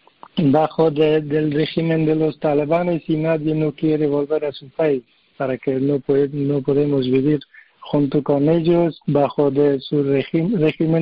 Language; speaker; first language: Spanish; non-native, learner; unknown